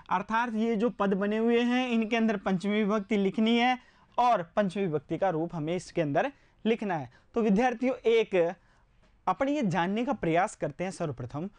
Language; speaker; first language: Hindi; native; Hindi